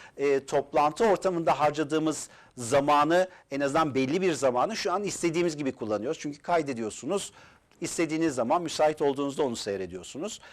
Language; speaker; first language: Turkish; native; Turkish